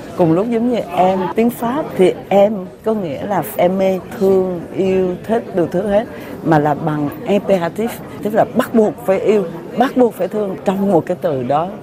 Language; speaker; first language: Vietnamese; early bilingual, heritage; Vietnamese